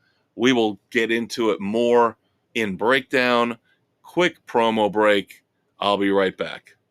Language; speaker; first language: English; native; English